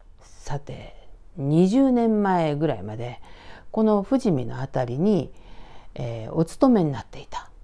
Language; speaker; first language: Japanese; native; Japanese